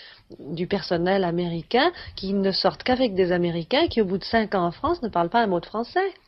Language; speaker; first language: French; native; French